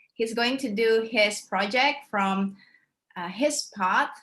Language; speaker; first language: English; non-native, fluent; Dutch